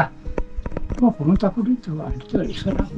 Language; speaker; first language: Filipino; non-native, local second language; Bikol